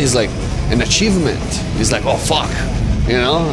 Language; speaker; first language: English; native; English